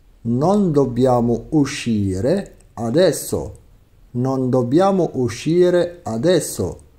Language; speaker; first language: Italian; non-native, fluent; Arabic